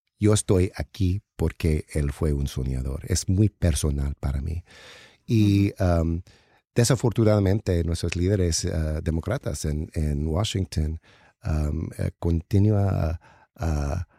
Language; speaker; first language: Spanish; non-native, learner; English